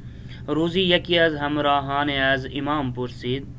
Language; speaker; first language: Persian; non-native, fluent; Urdu